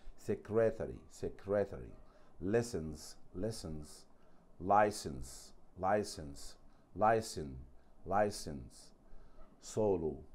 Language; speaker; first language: English; non-native, fluent; Arabic